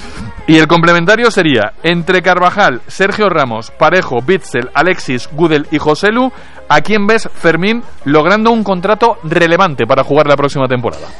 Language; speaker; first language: Spanish; native; Spanish